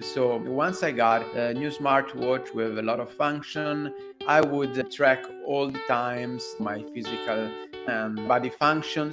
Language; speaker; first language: English; non-native, fluent; Italian